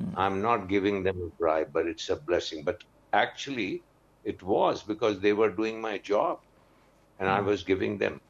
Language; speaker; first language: English; non-native, local second language; Urdu